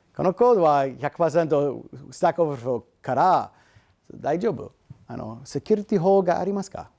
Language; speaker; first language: Japanese; non-native, learner; English